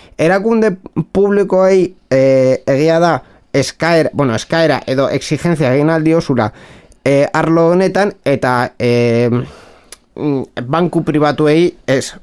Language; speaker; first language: Basque; non-native, local second language; Spanish